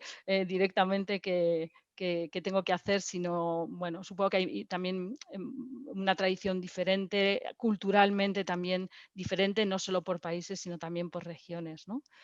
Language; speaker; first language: Spanish; native; Spanish